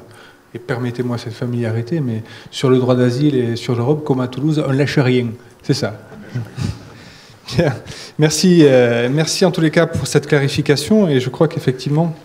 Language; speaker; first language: French; native; French